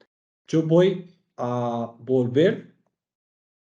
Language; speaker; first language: Spanish; non-native, fluent; Portuguese